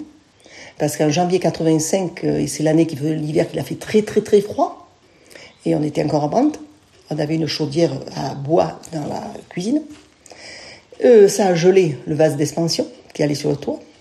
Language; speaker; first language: French; native; French